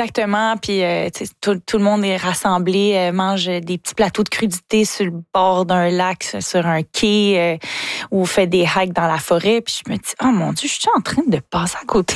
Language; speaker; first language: French; native; French